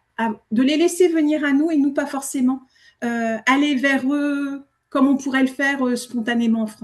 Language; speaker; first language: French; native; French